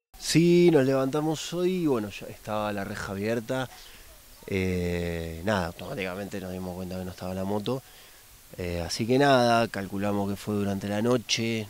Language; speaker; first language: Spanish; native; Spanish